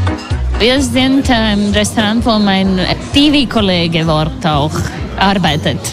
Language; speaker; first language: German; non-native, learner; Latvian